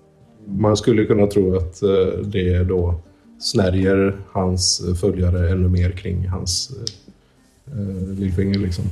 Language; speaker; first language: Swedish; native; Swedish